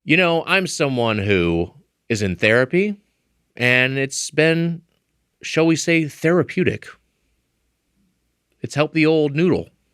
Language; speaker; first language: English; native; English